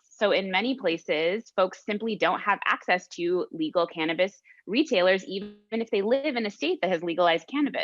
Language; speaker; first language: English; native; English